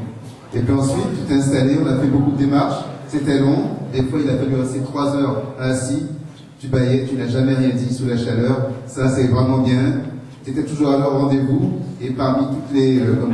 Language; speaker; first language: French; native; French